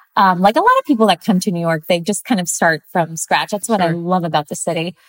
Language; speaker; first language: English; early bilingual, other home language; Spanish